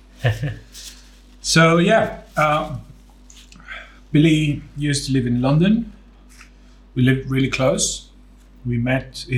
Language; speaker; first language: English; non-native, fluent; Greek